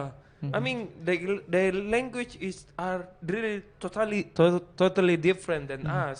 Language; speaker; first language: English; non-native, fluent; Indonesian